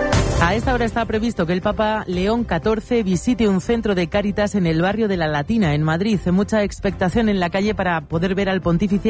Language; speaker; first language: Spanish; native; Spanish